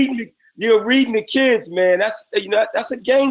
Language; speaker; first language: English; native; English